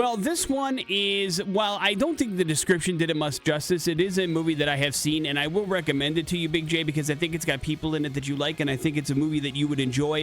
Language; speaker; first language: English; native; English